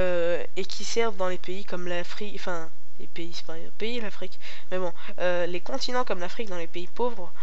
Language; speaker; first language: French; native; French